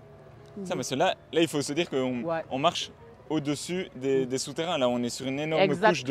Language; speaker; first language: French; native; French